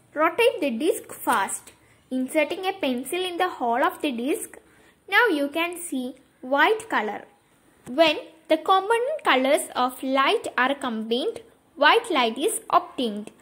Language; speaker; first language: English; non-native, local second language; Malayalam